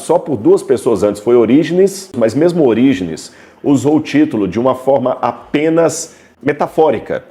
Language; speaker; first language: Portuguese; native; Portuguese